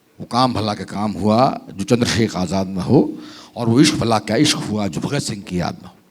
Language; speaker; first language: Hindi; native; Hindi